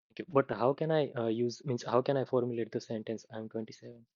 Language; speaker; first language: English; non-native, fluent; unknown